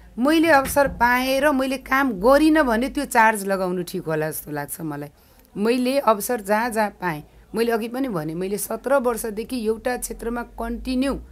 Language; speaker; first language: Nepali; non-native, local second language; Maithili